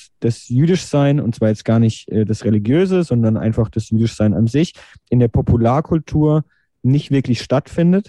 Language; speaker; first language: German; native; German